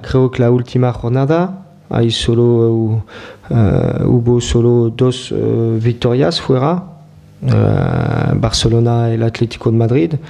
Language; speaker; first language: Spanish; non-native, learner; French